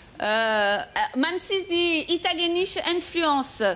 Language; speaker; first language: German; non-native, fluent; French